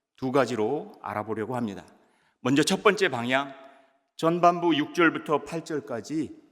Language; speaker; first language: Korean; native; Korean